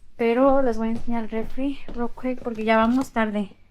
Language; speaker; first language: Spanish; early bilingual, heritage; Spanish